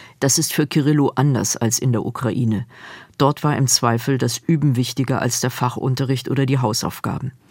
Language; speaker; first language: German; native; German